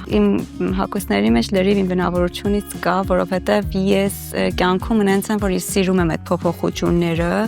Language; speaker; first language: Armenian; early bilingual, heritage; Armenian